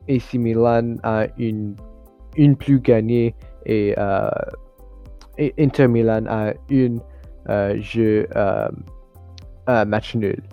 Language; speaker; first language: French; non-native, learner; English